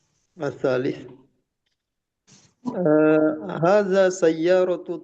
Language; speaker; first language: Arabic; non-native, learner; Indonesian